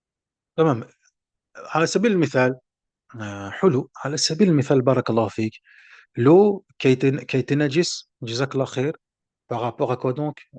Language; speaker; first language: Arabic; non-native, fluent; French